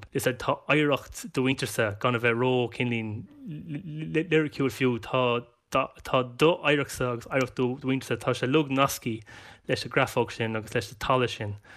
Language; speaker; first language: Irish; non-native, local second language; English